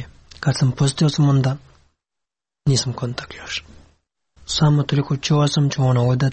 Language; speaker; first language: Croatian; non-native, learner; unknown